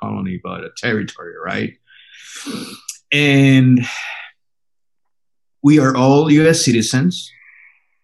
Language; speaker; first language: English; non-native, fluent; Spanish